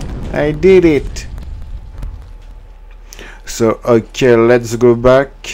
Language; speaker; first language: English; non-native, learner; French